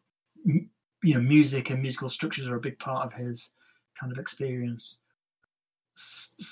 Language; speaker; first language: English; native; English